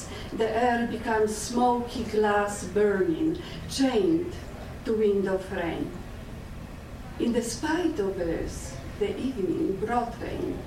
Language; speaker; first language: English; non-native, fluent; Polish